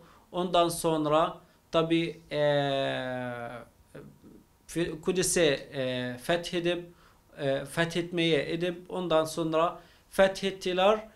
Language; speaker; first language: Turkish; non-native, fluent; Arabic